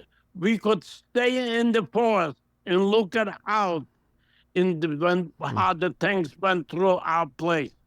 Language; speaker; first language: English; non-native, fluent; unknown